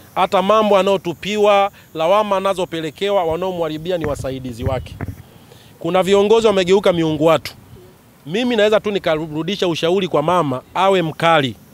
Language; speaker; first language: Swahili; native; Swahili